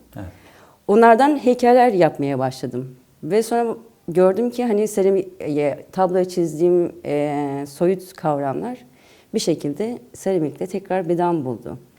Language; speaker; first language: Turkish; native; Turkish